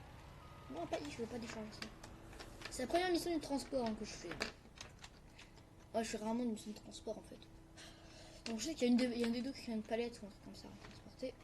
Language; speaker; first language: French; native; French